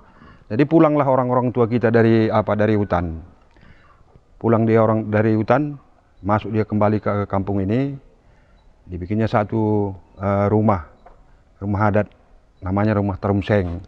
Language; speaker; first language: Indonesian; non-native, local second language; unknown